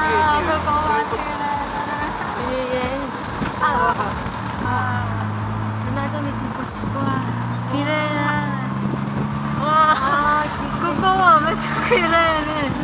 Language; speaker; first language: Japanese; non-native, learner; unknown